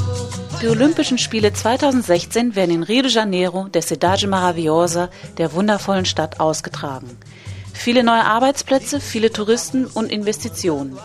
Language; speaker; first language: German; native; German